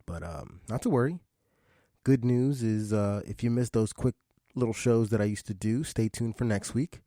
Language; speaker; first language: English; native; English